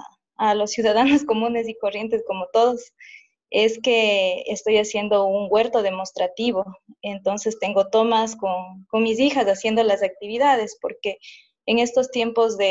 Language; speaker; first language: Spanish; native; Spanish